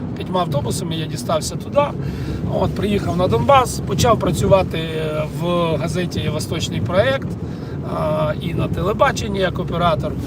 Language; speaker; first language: Ukrainian; non-native, local second language; Russian